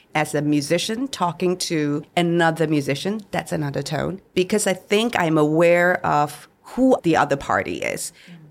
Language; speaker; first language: English; non-native, local second language; Cantonese